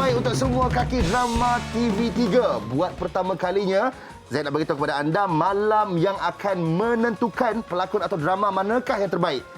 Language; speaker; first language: Malay; native; Malay